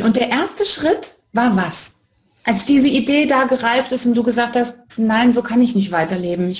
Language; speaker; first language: German; native; German